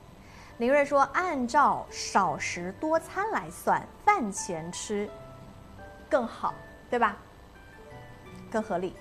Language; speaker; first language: Chinese; native; Chinese